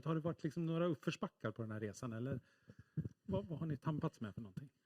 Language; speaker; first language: Swedish; native; Swedish